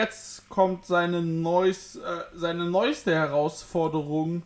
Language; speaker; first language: German; native; German